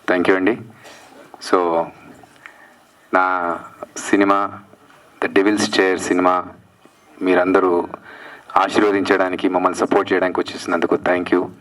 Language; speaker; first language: Telugu; native; Telugu